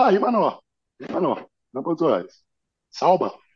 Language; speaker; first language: German; non-native, learner; Portuguese